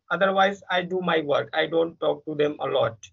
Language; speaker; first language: English; non-native, fluent; Hindi